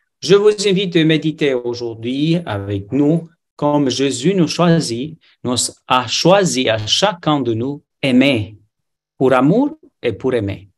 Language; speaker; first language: French; non-native, fluent; Romanian